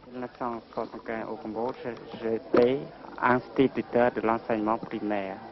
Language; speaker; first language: French; non-native, local second language; Khmer